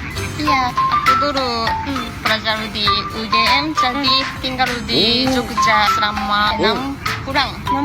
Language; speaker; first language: Indonesian; non-native, learner; Japanese